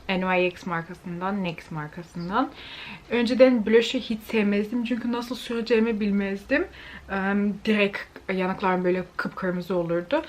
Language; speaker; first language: Turkish; early bilingual, heritage; Turkish